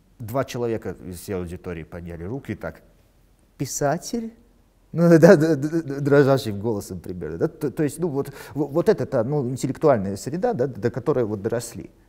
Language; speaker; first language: Russian; non-native, local second language; Latvian